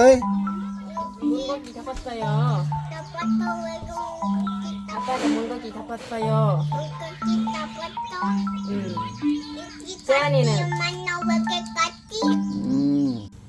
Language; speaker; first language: Korean; non-native, learner; Lao